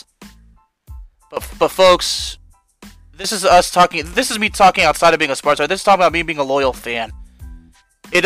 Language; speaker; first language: English; native; English